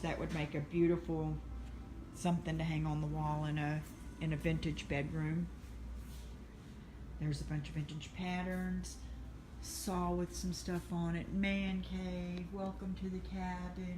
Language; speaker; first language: English; native; English